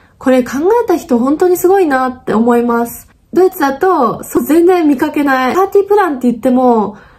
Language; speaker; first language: Japanese; non-native, fluent; German